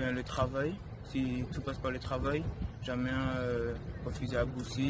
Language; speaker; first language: French; native; French